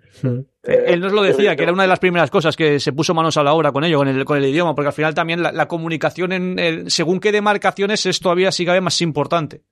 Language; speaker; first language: Spanish; native; Spanish